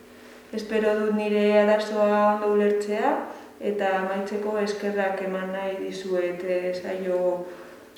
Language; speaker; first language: Basque; non-native, learner; Spanish